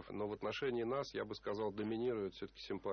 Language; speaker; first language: Russian; native; Russian